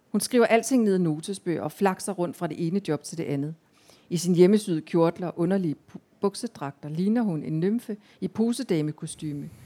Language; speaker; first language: Danish; native; Danish